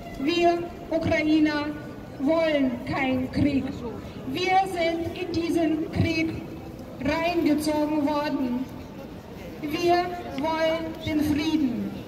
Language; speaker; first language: German; non-native, fluent; Ukrainian